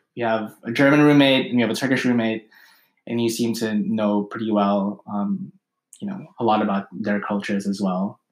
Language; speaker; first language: English; early bilingual, other home language; Filipino